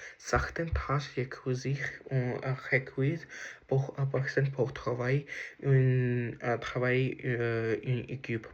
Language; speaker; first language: French; non-native, learner; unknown